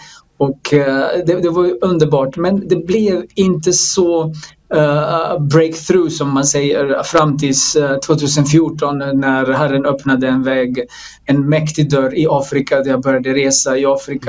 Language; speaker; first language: Swedish; non-native, fluent; Croatian